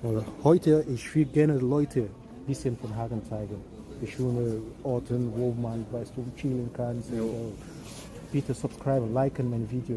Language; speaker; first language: German; non-native, learner; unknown